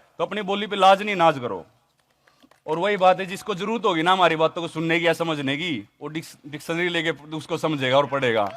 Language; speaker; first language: Hindi; native; Hindi